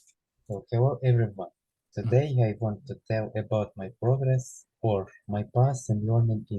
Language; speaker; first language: English; non-native, learner; Ukrainian